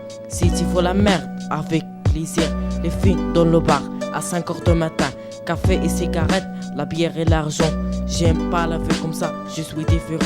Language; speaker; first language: French; non-native, learner; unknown